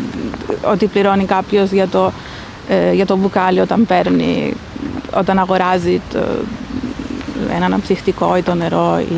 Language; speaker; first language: Greek; early bilingual, heritage; Greek